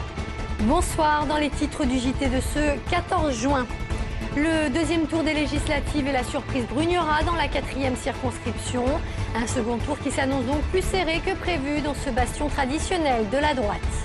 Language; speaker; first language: French; native; French